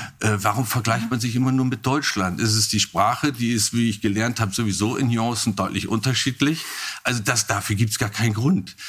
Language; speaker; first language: German; native; German